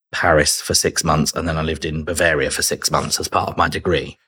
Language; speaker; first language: English; native; English